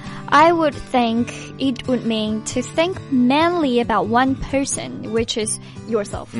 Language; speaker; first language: English; non-native, fluent; Chinese